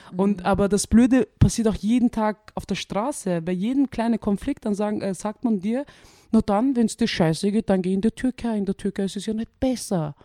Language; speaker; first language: German; early bilingual, other home language; Turkish